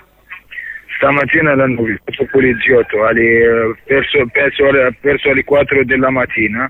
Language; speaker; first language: Italian; non-native, learner; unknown